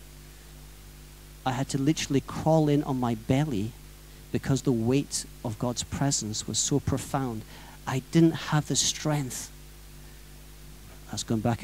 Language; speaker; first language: English; native; English